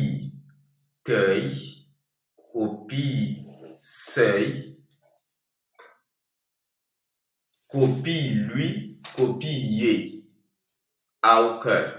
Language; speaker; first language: Romanian; non-native, fluent; French